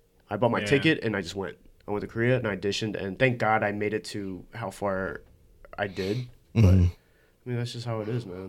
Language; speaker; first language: English; early bilingual, other home language; Korean